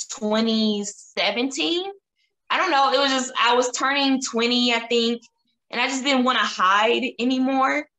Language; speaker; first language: English; native; English